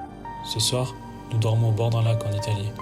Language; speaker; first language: French; native; French